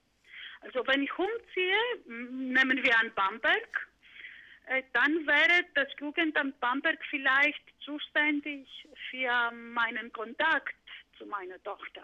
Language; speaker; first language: German; non-native, fluent; Greek